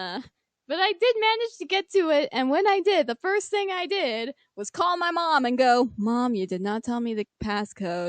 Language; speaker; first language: English; native; English